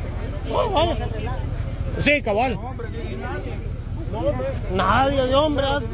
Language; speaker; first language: Spanish; native; Spanish